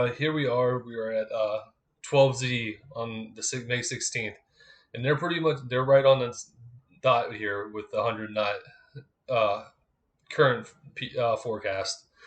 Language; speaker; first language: English; native; English